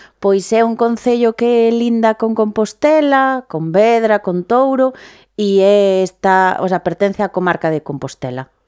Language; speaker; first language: Galician; native; Galician